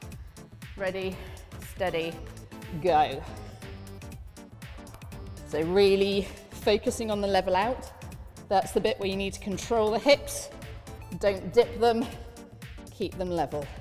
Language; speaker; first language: English; native; English